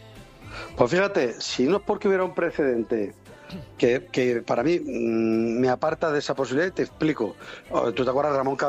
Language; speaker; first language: Spanish; native; Spanish